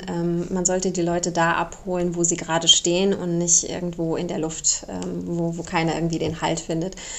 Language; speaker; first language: German; early bilingual, other home language; Romanian